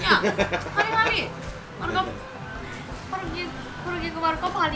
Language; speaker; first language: Indonesian; non-native, learner; Japanese